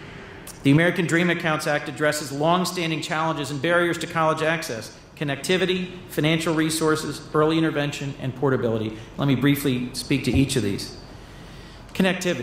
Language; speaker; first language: English; native; English